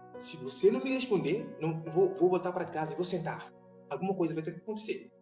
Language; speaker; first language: Portuguese; non-native, fluent; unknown